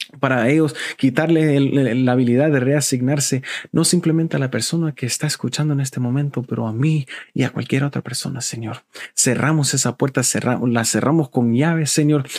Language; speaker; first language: Spanish; early bilingual, heritage; Spanish